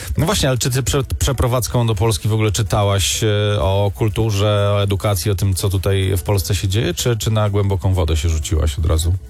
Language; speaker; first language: Polish; native; Polish